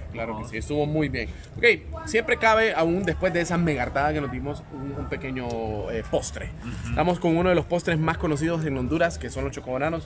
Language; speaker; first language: Spanish; native; Spanish